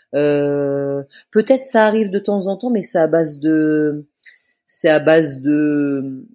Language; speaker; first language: French; native; French